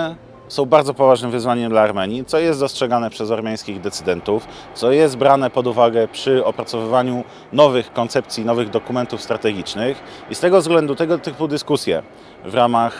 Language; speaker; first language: Polish; native; Polish